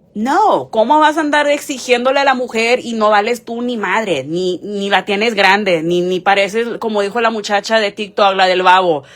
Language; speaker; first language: Spanish; early bilingual, heritage; Spanish